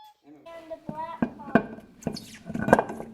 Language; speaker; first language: English; native; English